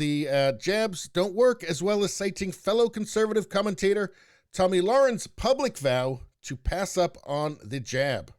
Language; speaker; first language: English; native; English